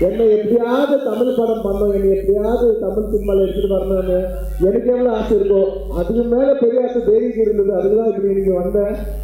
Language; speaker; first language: Tamil; non-native, local second language; Telugu